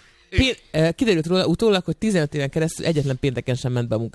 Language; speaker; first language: Hungarian; native; Hungarian